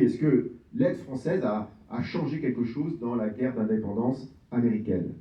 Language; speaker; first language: French; native; French